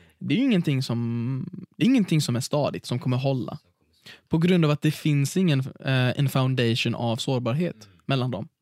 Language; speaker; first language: Swedish; early bilingual, other home language; Arabic